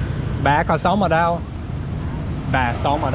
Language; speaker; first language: Vietnamese; non-native, learner; English